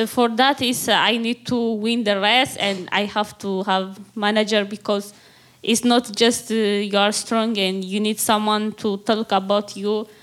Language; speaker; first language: English; non-native, learner; Tigrinya